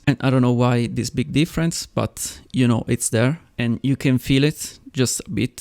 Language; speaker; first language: English; non-native, fluent; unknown